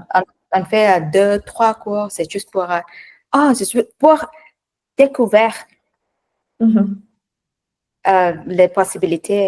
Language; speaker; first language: French; non-native, learner; Thai